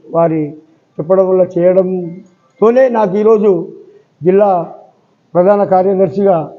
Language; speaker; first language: Telugu; non-native, local second language; Lambadi